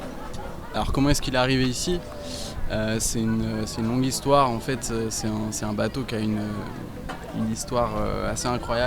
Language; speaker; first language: French; native; French